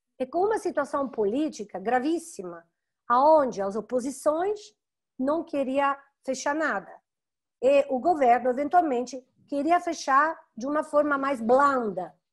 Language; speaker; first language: Portuguese; non-native, fluent; Italian